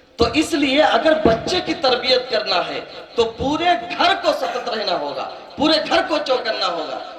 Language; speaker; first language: Urdu; native; Urdu